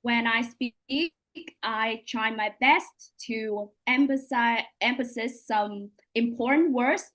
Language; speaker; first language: English; non-native, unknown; Vietnamese